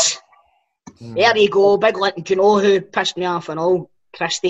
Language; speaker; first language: English; native; English